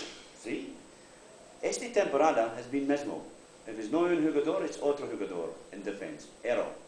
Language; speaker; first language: Spanish; non-native, learner; English